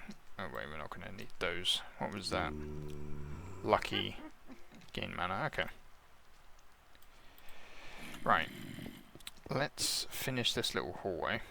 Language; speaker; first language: English; native; English